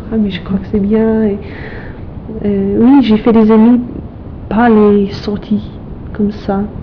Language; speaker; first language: French; non-native, fluent; English